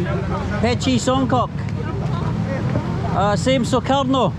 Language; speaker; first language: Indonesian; non-native, learner; English